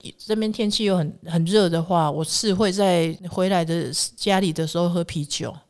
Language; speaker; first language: Chinese; native; Chinese